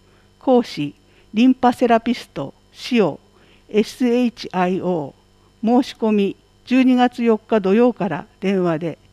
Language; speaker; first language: Japanese; native; Japanese